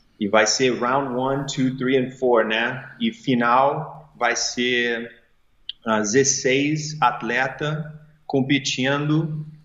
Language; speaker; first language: Portuguese; early bilingual, heritage; English